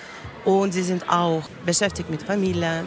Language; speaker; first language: German; non-native, learner; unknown